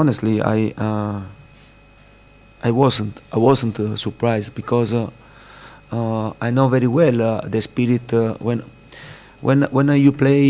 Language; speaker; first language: English; non-native, fluent; Italian